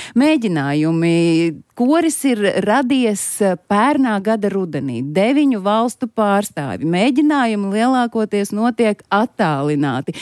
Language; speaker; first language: Latvian; native; Latvian